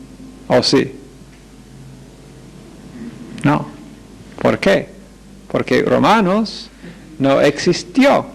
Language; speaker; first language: Spanish; non-native, fluent; English